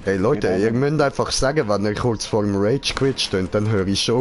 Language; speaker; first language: German; native; German